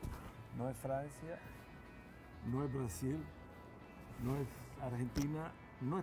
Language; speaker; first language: Spanish; native; Spanish